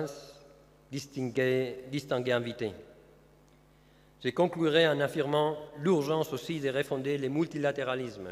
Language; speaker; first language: French; non-native, fluent; Spanish